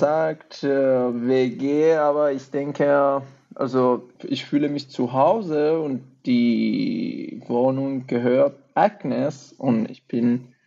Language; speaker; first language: German; non-native, fluent; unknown